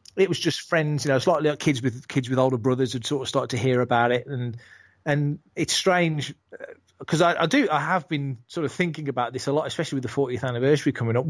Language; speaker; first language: English; native; English